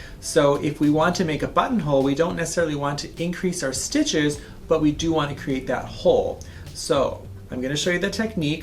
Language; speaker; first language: English; native; English